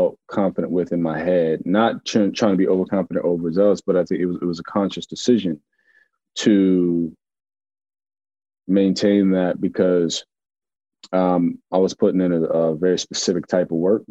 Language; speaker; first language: English; native; English